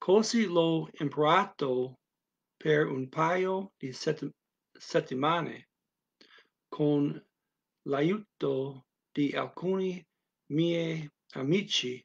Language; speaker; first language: Italian; non-native, learner; Dutch